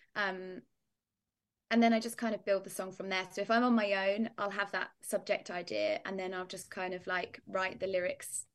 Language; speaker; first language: English; native; English